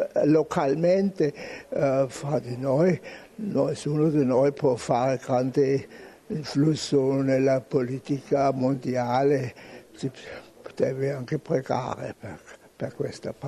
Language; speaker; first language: Italian; non-native, fluent; German